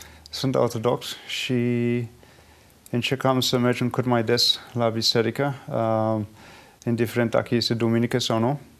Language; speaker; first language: Romanian; non-native, fluent; English